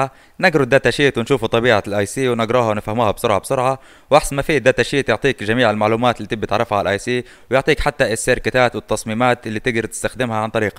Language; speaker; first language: Arabic; native; Arabic